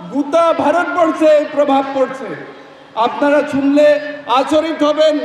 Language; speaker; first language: Bangla; non-native, learner; Assamese